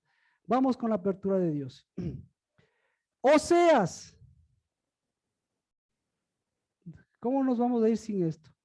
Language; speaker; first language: Spanish; native; Spanish